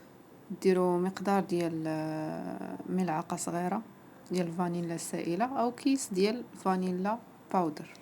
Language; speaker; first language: Arabic; native; Arabic